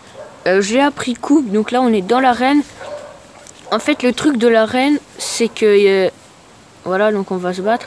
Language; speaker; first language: French; native; French